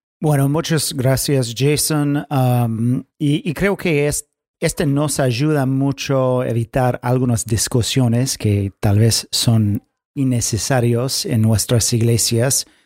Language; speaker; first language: Spanish; non-native, fluent; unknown